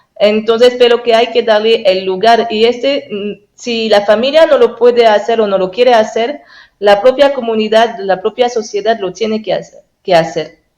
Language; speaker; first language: Spanish; non-native, fluent; French